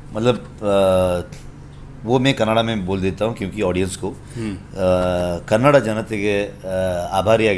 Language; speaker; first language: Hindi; non-native, local second language; Kannada